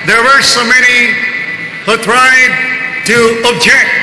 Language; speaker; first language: English; non-native, local second language; Filipino